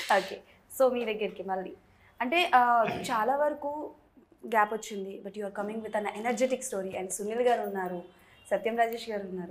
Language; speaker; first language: Telugu; native; Telugu